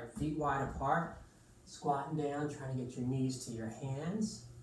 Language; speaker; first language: English; native; English